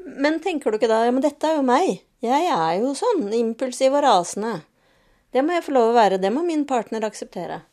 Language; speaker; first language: Norwegian; native; Norwegian